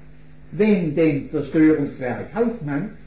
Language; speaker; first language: German; native; German